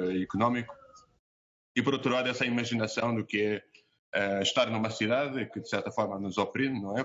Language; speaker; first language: Portuguese; native; Portuguese